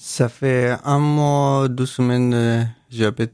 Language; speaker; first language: French; non-native, learner; Persian